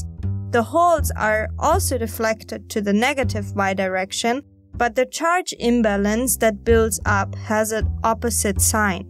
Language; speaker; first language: English; non-native, fluent; German